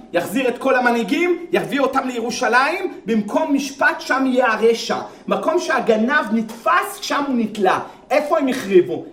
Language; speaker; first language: Hebrew; native; Hebrew